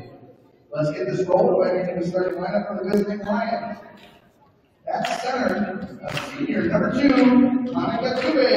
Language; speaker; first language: English; native; English